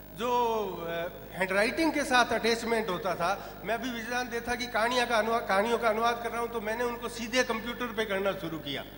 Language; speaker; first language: Hindi; non-native, local second language; Rajasthani